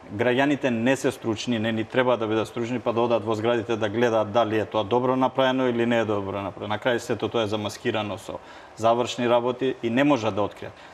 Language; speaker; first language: Macedonian; non-native, local second language; Albanian